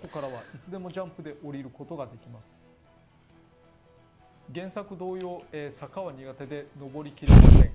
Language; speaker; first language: Japanese; native; Japanese